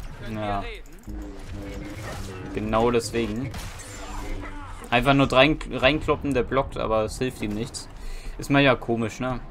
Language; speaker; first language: German; native; German